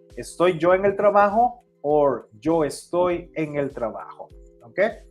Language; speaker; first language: Spanish; non-native, fluent; English